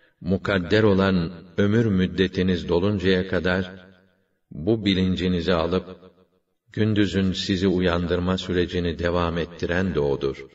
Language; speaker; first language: Turkish; native; Turkish